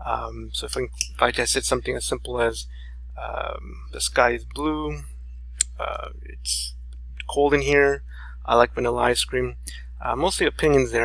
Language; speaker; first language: English; native; English